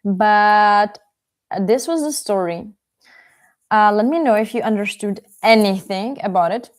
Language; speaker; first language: English; non-native, fluent; Czech